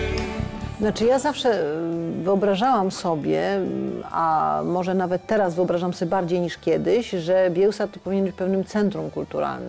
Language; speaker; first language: Polish; native; Polish